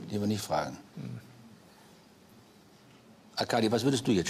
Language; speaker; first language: German; native; German